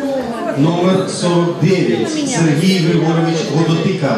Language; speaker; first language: Ukrainian; native; Ukrainian